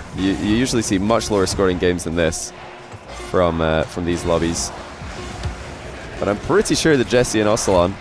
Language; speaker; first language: English; native; English